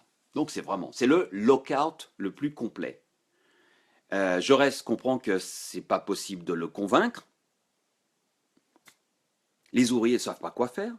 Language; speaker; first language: French; native; French